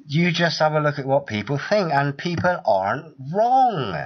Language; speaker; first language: English; native; English